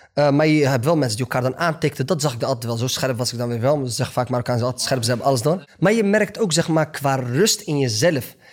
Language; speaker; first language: Dutch; early bilingual, other home language; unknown